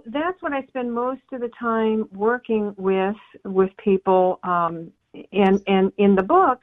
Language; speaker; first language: English; native; English